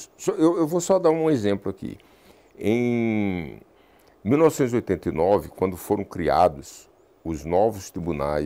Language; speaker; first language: Portuguese; native; Portuguese